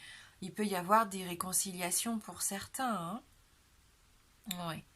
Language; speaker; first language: French; native; French